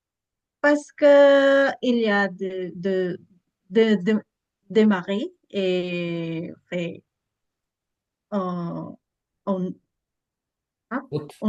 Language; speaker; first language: French; non-native, learner; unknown